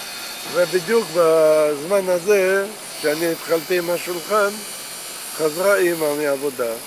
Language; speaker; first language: Hebrew; non-native, fluent; Russian